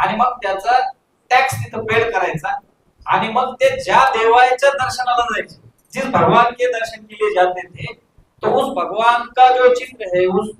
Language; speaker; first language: Hindi; non-native, local second language; Marathi